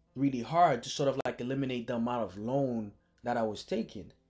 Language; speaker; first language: English; early bilingual, other home language; Haitian Creole